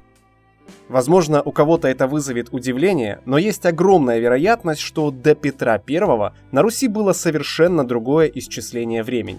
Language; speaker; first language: Russian; native; Russian